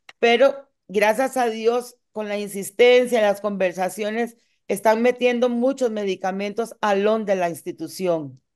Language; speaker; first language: Spanish; native; Spanish